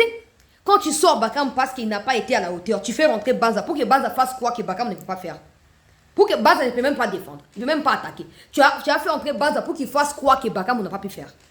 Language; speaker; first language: French; non-native, local second language; Lingala